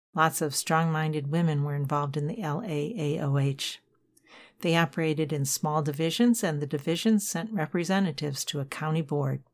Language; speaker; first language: English; native; English